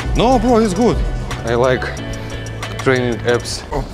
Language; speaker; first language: English; non-native, learner; Russian